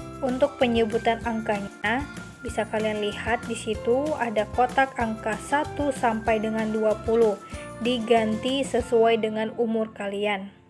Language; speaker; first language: Indonesian; native; Indonesian